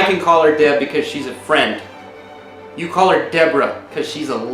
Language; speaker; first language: English; native; English